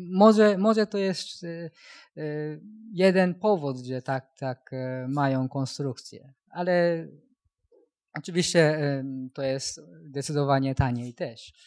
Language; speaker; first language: Polish; non-native, learner; Japanese